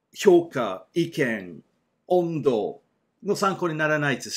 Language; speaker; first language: Japanese; non-native, fluent; English